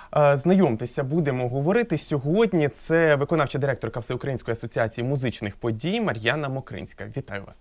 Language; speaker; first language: Ukrainian; native; Ukrainian